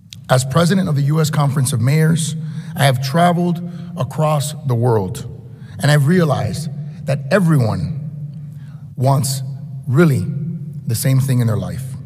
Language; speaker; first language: English; early bilingual, other home language; Spanish